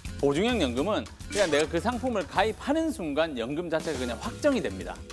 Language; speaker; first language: Korean; native; Korean